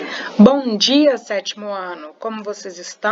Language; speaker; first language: Portuguese; native; Portuguese